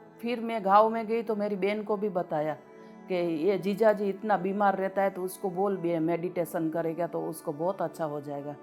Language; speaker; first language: Hindi; non-native, local second language; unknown